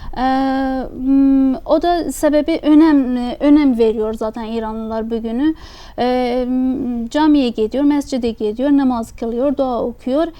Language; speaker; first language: Turkish; non-native, fluent; Persian